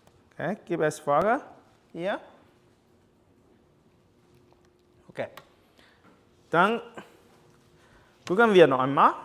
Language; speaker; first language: German; non-native, learner; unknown